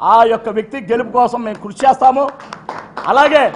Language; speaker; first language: Telugu; native; Telugu